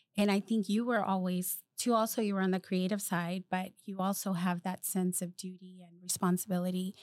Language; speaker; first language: English; early bilingual, other home language; Spanish